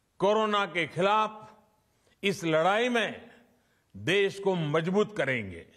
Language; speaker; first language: Hindi; non-native, local second language; Gujarati